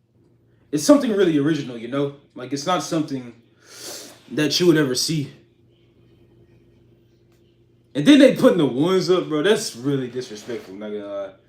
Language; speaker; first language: English; native; English